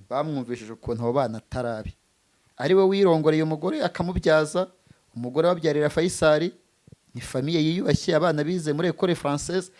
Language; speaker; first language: Kinyarwanda; native; Kinyarwanda